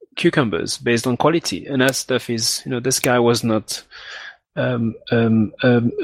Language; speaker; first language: English; non-native, fluent; French